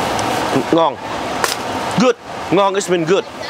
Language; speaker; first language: English; non-native, learner; Vietnamese